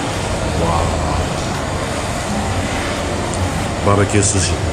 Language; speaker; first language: English; non-native, fluent; Khmer